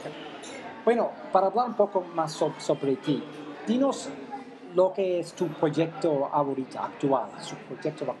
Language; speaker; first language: Spanish; non-native, fluent; English